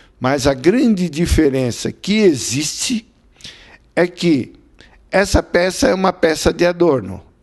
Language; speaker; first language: Portuguese; native; Portuguese